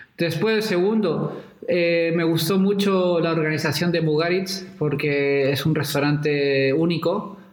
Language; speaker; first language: Spanish; native; Spanish